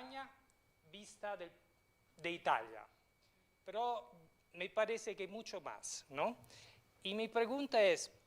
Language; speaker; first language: Spanish; non-native, fluent; Italian